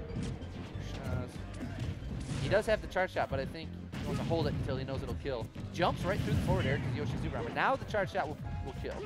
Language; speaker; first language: English; native; English